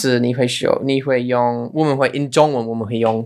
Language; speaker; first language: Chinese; non-native, learner; English